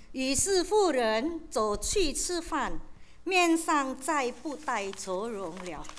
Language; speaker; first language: Chinese; native; Chinese